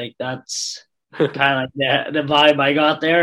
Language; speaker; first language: English; non-native, fluent; Danish